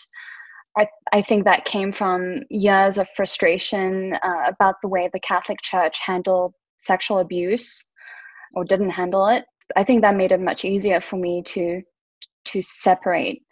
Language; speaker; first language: English; early bilingual, other home language; French